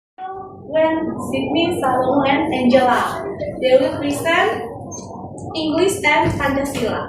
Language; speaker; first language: English; non-native, fluent; Indonesian